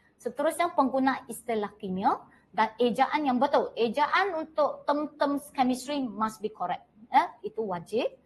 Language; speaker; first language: Malay; non-native, local second language; Chinese